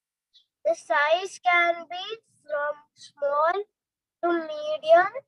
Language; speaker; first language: English; non-native, learner; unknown